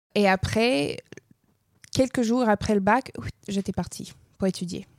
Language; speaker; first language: French; non-native, fluent; English